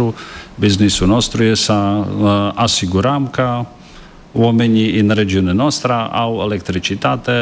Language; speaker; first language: Romanian; non-native, fluent; Czech